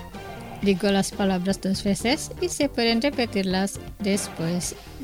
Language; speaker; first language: Spanish; non-native, fluent; Indonesian